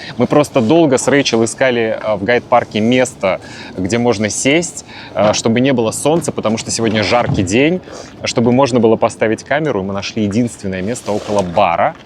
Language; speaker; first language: Russian; native; Russian